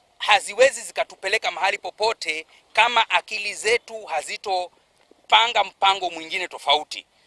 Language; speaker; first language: Swahili; native; Swahili